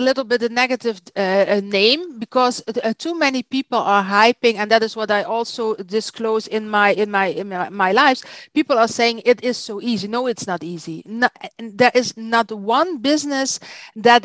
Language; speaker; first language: English; non-native, fluent; Dutch